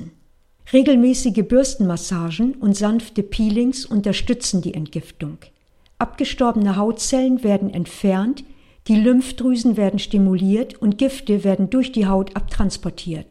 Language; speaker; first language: German; native; German